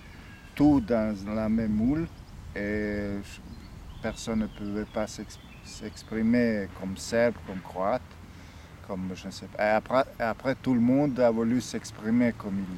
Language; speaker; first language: French; non-native, fluent; Serbian